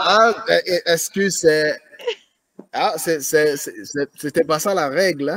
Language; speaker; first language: French; non-native, fluent; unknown